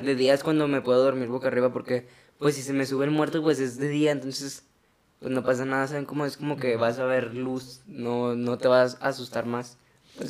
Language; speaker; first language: Spanish; native; Spanish